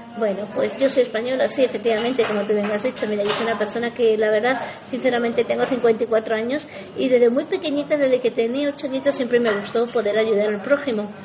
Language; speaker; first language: Spanish; native; Spanish